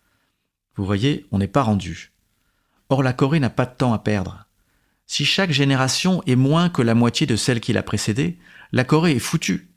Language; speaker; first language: French; native; French